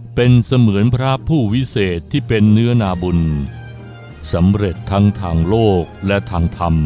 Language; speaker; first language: Thai; native; Thai